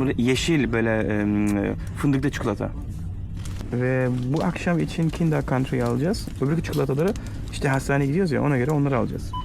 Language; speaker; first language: Turkish; early bilingual, heritage; Turkish